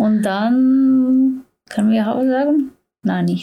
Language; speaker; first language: German; non-native, learner; Slovenian